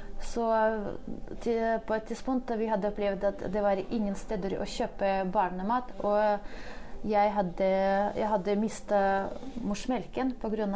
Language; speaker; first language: Norwegian; non-native, fluent; Ukrainian